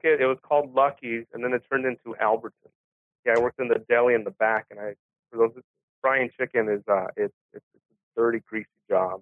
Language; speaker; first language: English; early bilingual, other home language; Spanish